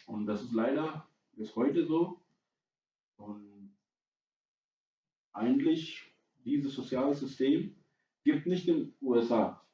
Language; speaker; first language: German; non-native, fluent; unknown